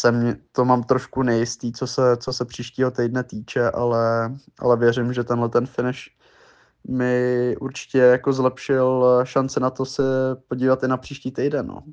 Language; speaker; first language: Czech; native; Czech